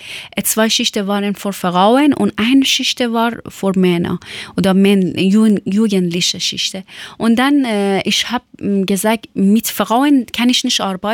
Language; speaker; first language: German; non-native, learner; Persian